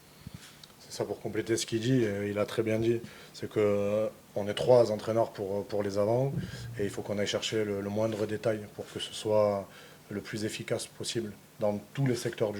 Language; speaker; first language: French; native; French